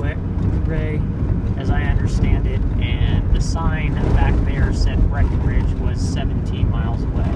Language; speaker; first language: English; native; English